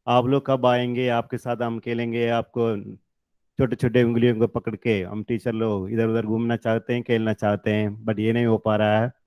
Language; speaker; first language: Hindi; non-native, local second language; Malayalam